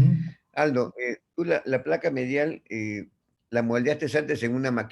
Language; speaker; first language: Spanish; native; Spanish